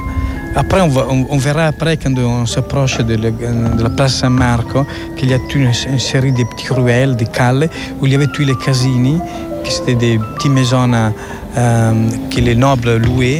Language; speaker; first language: French; non-native, fluent; Italian